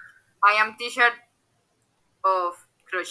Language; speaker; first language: English; non-native, learner; Spanish